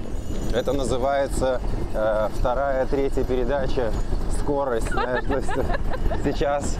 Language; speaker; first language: Russian; native; Russian